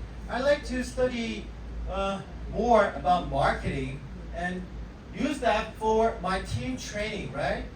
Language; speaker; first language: English; non-native, fluent; Korean